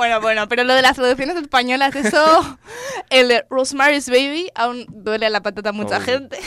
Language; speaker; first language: Spanish; native; Spanish